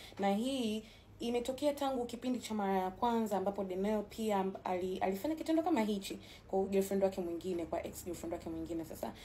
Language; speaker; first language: Swahili; native; Swahili